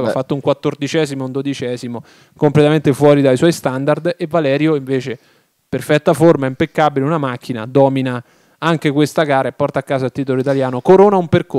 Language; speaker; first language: Italian; native; Italian